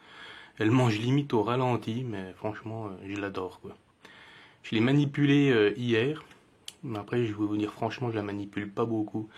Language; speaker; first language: French; native; French